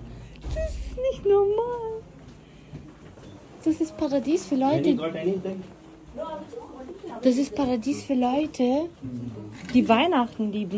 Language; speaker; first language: German; non-native, learner; Lithuanian